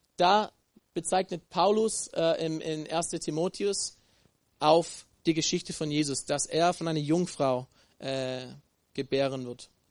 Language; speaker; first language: German; non-native, fluent; English